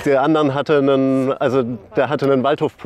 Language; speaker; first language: German; native; German